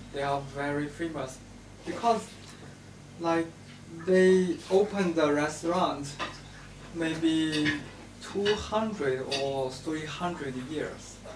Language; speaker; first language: English; non-native, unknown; Chinese